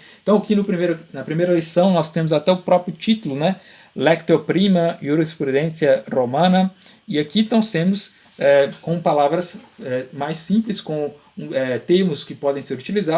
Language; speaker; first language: Portuguese; native; Portuguese